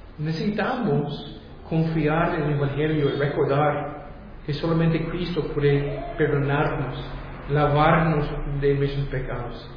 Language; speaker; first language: Spanish; non-native, fluent; English